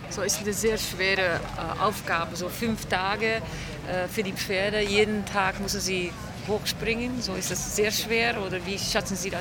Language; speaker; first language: German; non-native, fluent; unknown